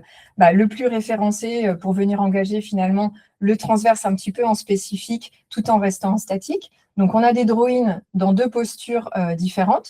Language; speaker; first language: French; native; French